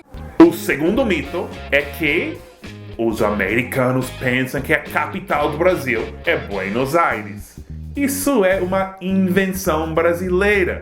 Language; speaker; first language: Portuguese; non-native, fluent; English